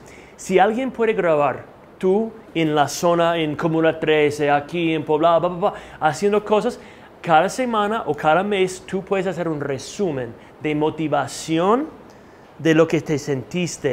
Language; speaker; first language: Spanish; non-native, fluent; English